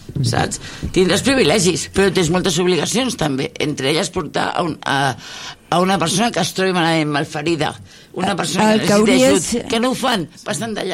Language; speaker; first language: Catalan; native; Catalan